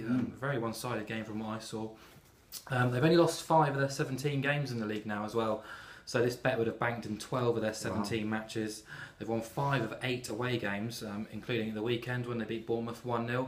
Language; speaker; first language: English; native; English